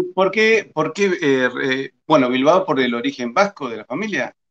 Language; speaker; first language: Spanish; native; Spanish